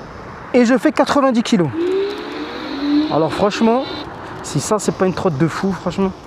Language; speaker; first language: French; native; French